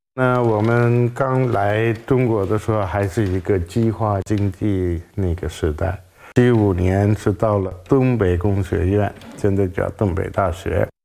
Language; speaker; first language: Chinese; non-native, fluent; Tamil